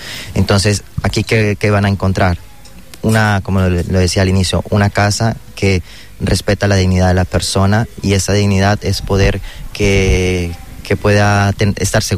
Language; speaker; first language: Spanish; native; Spanish